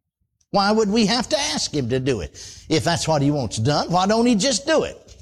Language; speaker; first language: English; native; English